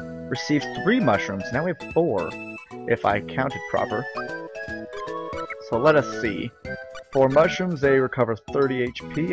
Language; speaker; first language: English; native; English